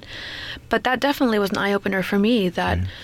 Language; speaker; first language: English; native; English